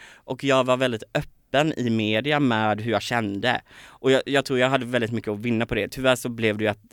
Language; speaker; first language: Swedish; native; Swedish